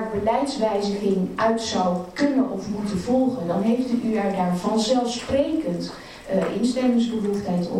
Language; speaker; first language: Dutch; native; Dutch